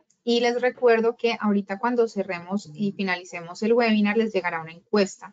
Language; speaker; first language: Spanish; native; Spanish